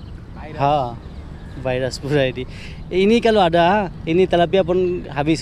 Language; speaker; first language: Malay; non-native, learner; Bangla